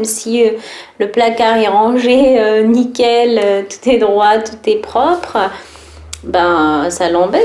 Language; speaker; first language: French; early bilingual, other home language; Tachelhit